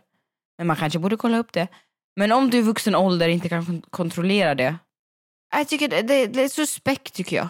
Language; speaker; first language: Swedish; native; Swedish